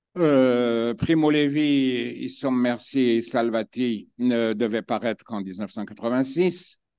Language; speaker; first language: French; native; French